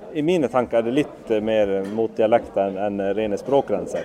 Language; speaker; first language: Norwegian; non-native, fluent; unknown